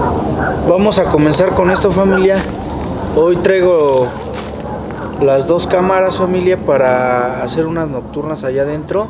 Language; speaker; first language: Spanish; native; Spanish